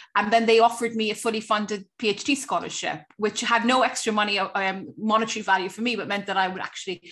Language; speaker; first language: English; native; English